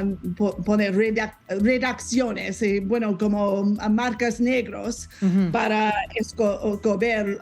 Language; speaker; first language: Spanish; non-native, learner; English